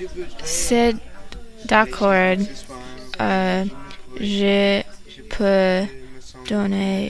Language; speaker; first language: French; non-native, learner; English